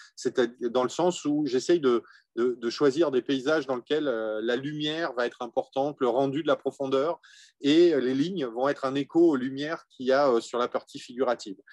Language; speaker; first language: French; native; French